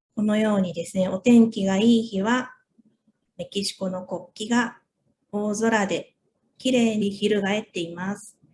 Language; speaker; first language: Japanese; non-native, fluent; Spanish